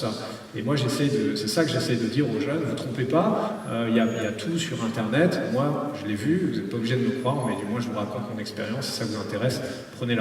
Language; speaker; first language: French; native; French